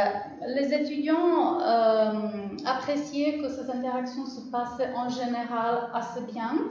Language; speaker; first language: French; non-native, fluent; Czech